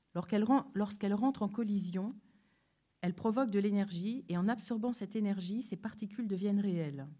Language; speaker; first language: French; native; French